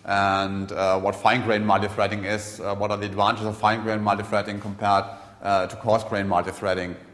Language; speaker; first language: English; non-native, fluent; German